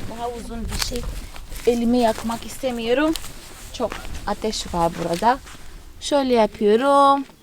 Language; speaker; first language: Turkish; non-native, fluent; Portuguese